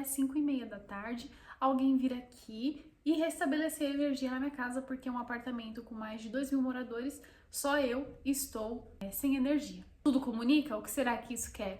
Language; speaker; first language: Portuguese; native; Portuguese